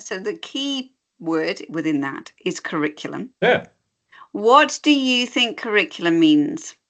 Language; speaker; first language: English; native; English